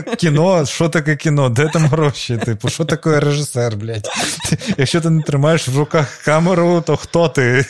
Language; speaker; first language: Ukrainian; non-native, local second language; Russian